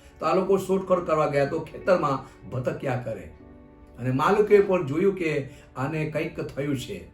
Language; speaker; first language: Gujarati; non-native, local second language; Gamit